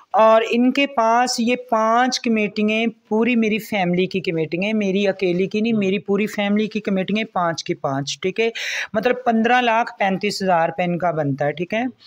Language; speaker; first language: Urdu; non-native, local second language; Punjabi